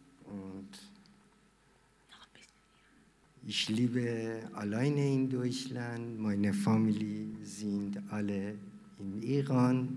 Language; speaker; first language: German; non-native, learner; Persian